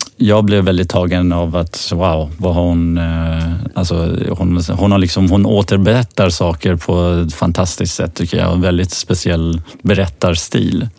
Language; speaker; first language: Swedish; early bilingual, other home language; Persian